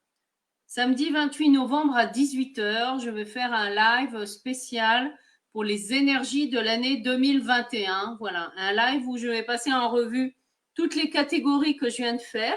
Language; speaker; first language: French; native; French